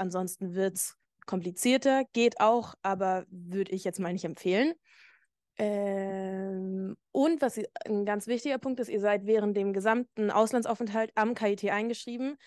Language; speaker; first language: German; native; German